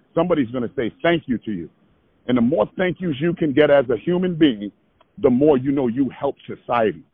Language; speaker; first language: English; native; English